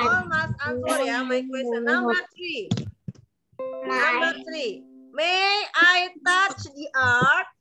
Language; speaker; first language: English; non-native, learner; Indonesian